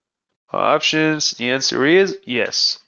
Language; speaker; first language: English; non-native, fluent; Hebrew